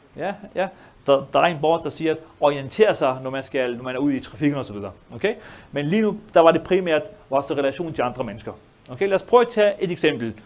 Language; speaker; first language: Danish; early bilingual, other home language; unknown